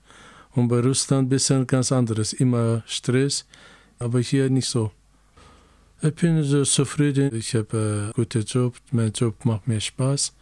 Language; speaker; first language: German; non-native, learner; Azerbaijani